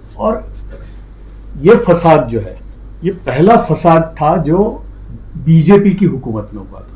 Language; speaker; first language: Hindi; native; Hindi